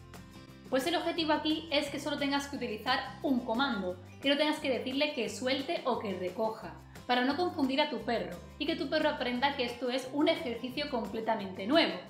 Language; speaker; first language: Spanish; native; Spanish